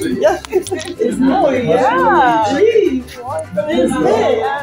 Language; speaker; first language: Dutch; non-native, learner; English